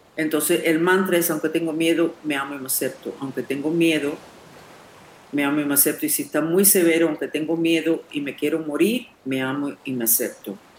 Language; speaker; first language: Spanish; non-native, fluent; English